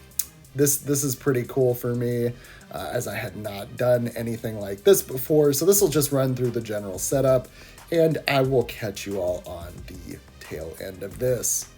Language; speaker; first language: English; native; English